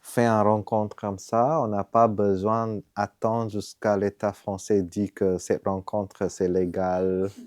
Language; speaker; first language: French; non-native, fluent; Vietnamese